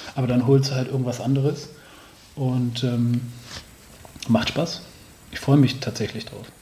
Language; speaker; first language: German; native; German